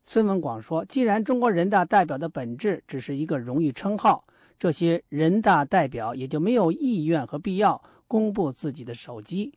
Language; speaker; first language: Chinese; native; Chinese